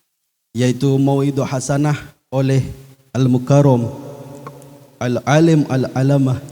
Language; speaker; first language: Indonesian; native; Indonesian